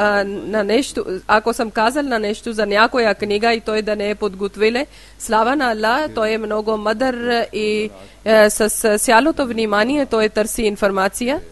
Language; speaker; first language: Bulgarian; non-native, learner; Urdu